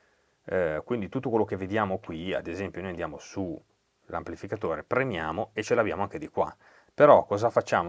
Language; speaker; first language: Italian; native; Italian